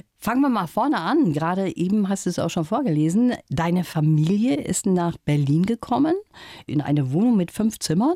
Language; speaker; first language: German; native; German